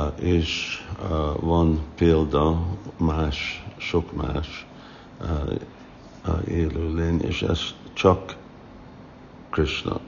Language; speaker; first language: Hungarian; non-native, fluent; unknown